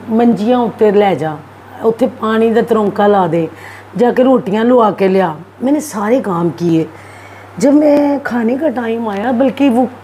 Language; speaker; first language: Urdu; non-native, local second language; Punjabi